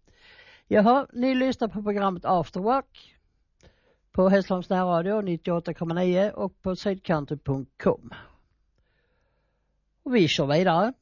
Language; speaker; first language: Swedish; native; Swedish